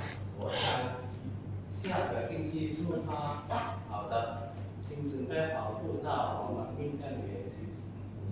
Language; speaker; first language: Chinese; non-native, learner; Indonesian